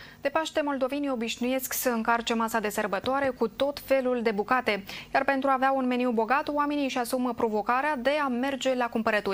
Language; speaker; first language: Romanian; native; Romanian